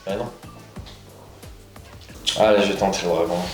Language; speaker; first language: French; native; French